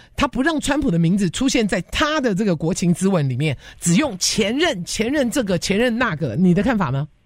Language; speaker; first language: Chinese; native; Chinese